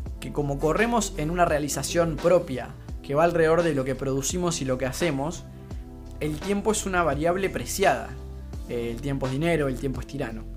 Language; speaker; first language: Spanish; native; Spanish